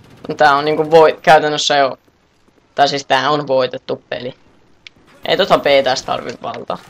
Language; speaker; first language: Finnish; native; Finnish